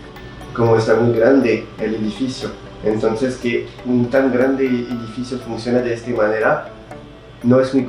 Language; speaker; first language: Spanish; non-native, fluent; French